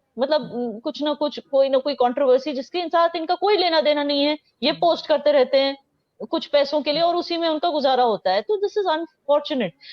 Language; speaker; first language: Hindi; non-native, local second language; Kashmiri